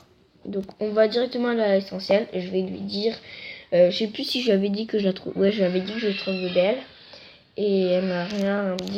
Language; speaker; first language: French; native; French